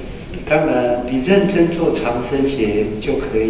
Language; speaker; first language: Chinese; native; Chinese